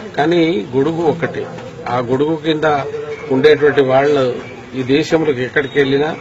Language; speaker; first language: Telugu; non-native, local second language; Lambadi